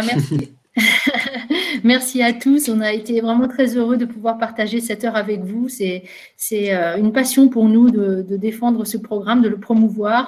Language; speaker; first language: French; native; French